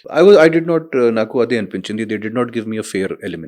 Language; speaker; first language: Telugu; non-native, fluent; Hindi